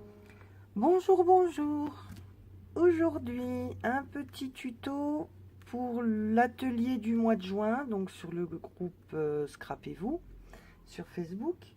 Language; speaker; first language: French; native; French